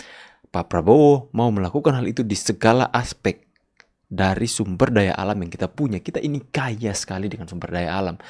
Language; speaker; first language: Indonesian; native; Indonesian